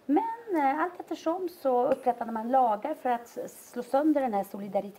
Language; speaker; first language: Swedish; native; Swedish